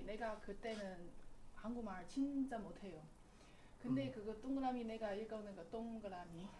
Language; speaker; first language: Korean; non-native, learner; Chinese